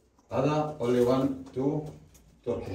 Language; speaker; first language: Arabic; native; Arabic